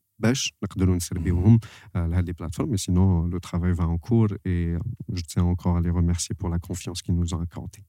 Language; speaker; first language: French; non-native, local second language; Arabic